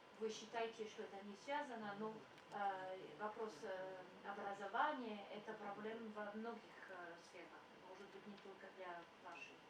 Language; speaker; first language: Russian; non-native, fluent; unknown